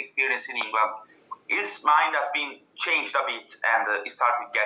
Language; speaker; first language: English; non-native, fluent; Italian